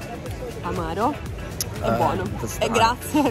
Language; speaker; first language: Italian; native; Italian